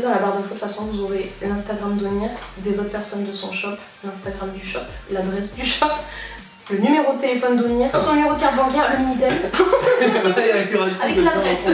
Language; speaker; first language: French; native; French